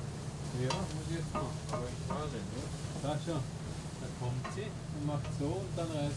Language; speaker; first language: German; native; German